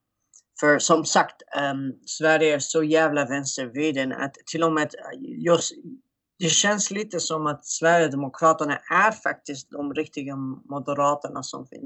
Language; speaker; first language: Swedish; non-native, fluent; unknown